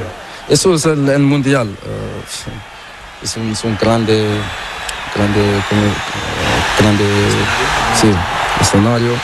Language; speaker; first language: Spanish; non-native, learner; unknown